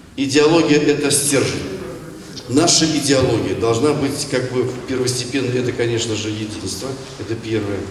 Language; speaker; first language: Russian; non-native, local second language; Tatar